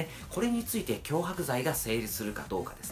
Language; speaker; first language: Japanese; native; Japanese